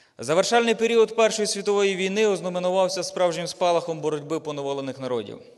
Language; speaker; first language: Ukrainian; native; Ukrainian